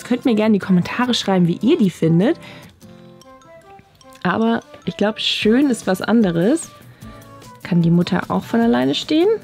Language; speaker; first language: German; native; German